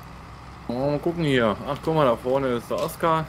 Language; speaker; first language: German; native; German